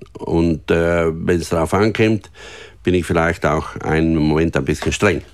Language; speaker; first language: German; native; German